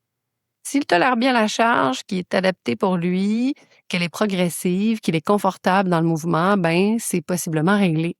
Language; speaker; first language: French; native; French